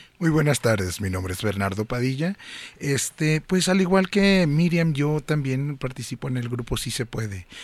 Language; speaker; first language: Spanish; native; Spanish